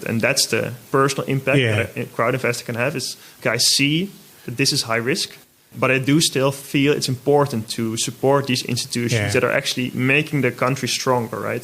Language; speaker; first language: English; non-native, fluent; Dutch